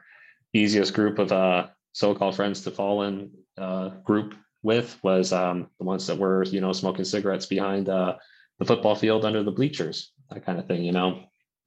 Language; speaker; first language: English; native; English